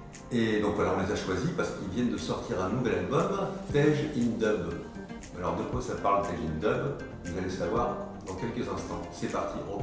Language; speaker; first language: French; native; French